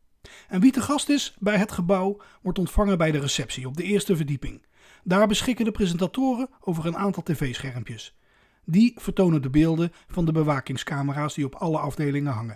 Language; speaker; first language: Dutch; native; Dutch